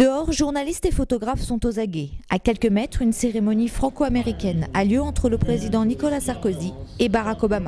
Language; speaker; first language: French; native; French